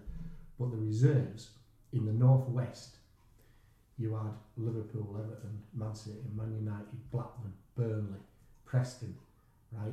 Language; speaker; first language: English; native; English